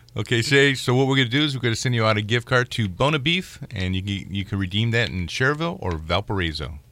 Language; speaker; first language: English; native; English